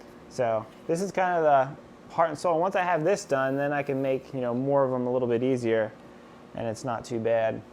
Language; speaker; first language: English; native; English